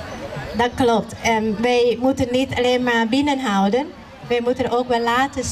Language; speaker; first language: Dutch; non-native, learner; Thai